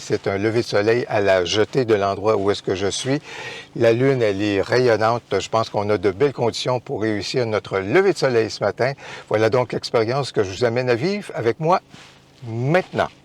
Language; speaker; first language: French; native; French